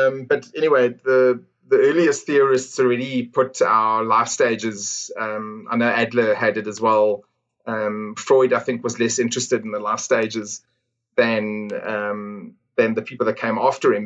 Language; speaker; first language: English; native; English